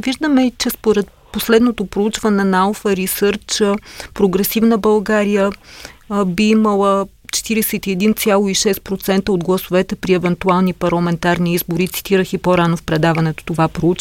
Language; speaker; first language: Bulgarian; native; Bulgarian